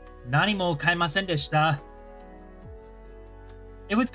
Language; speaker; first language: Japanese; non-native, learner; English